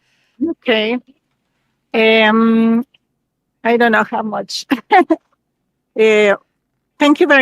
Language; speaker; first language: English; non-native, learner; Spanish